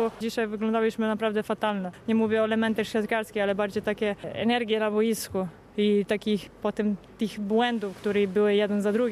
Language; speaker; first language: Polish; non-native, fluent; Serbian